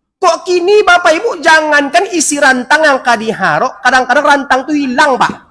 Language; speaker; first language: Indonesian; non-native, local second language; Minangkabau